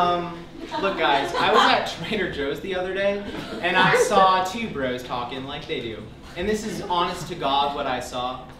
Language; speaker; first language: English; native; English